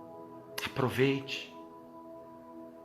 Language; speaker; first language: Portuguese; native; Portuguese